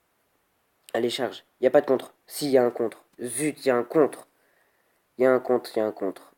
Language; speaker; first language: French; native; French